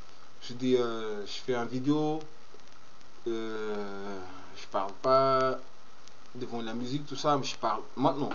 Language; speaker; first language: French; non-native, learner; Portuguese